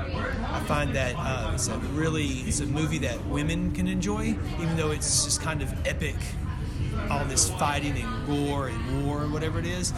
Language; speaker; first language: English; native; English